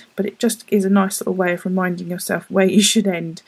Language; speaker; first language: English; native; English